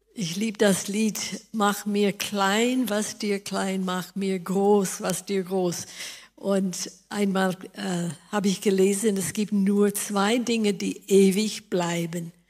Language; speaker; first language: German; non-native, fluent; English